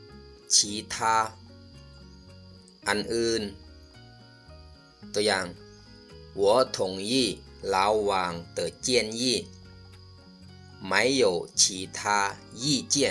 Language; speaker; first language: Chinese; non-native, fluent; Lao